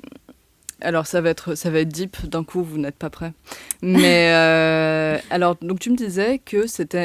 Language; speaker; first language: French; native; French